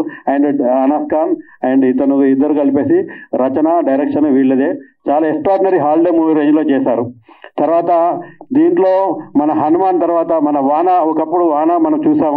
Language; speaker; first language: Telugu; native; Telugu